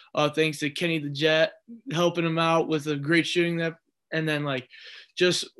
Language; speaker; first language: English; native; English